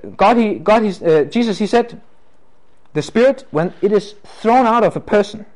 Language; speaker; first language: English; non-native, fluent; Danish